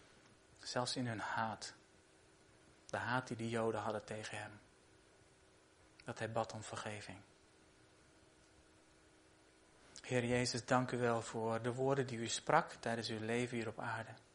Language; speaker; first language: Dutch; native; Dutch